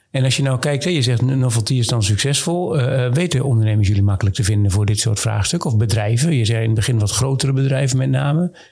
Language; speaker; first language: Dutch; native; Dutch